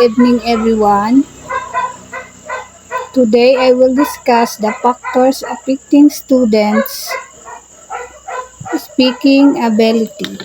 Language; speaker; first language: English; non-native, local second language; Filipino